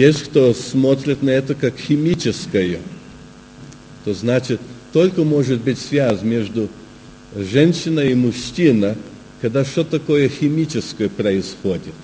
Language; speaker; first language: Russian; early bilingual, heritage; Russian